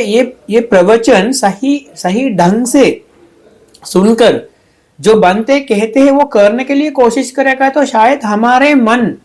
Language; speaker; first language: Hindi; non-native, fluent; Sinhala